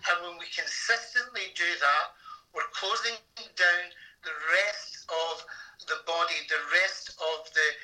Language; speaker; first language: English; native; English